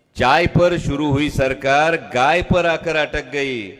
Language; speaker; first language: Hindi; non-native, local second language; Marathi